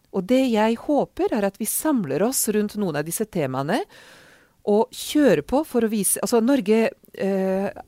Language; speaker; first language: Norwegian; non-native, fluent; Serbian